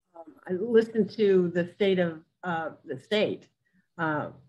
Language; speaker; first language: English; native; English